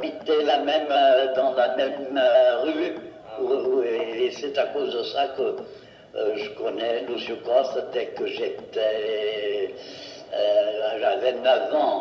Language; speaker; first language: French; non-native, fluent; Portuguese